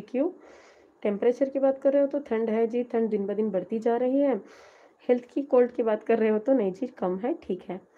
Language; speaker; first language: Hindi; non-native, local second language; Urdu